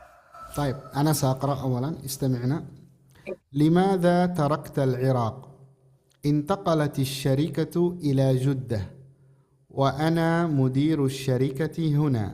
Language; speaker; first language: Arabic; non-native, fluent; Indonesian